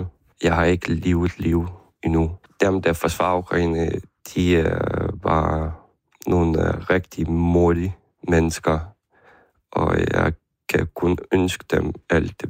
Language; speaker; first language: Danish; non-native, learner; Ukrainian